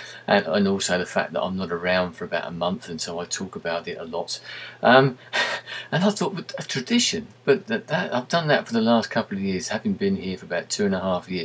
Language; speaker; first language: English; native; English